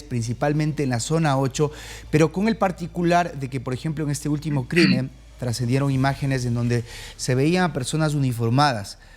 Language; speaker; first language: Spanish; native; Spanish